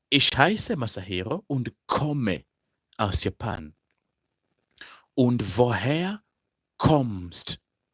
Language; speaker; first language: German; non-native, fluent; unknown